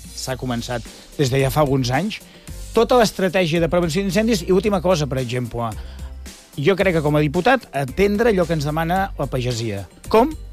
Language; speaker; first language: Catalan; native; Catalan